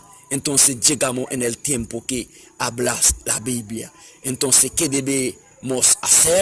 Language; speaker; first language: Spanish; non-native, learner; Haitian Creole